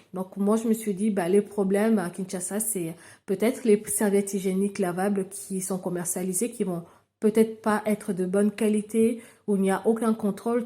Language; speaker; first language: French; non-native, local second language; Lingala